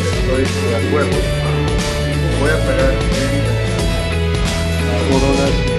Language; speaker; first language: Spanish; non-native, fluent; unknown